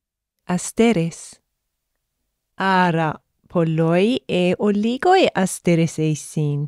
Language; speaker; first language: Greek; non-native, learner; English